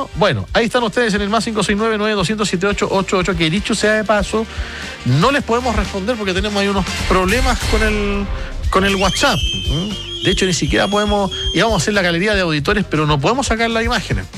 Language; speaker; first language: Spanish; native; Spanish